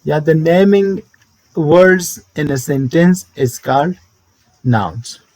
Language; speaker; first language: English; non-native, local second language; Urdu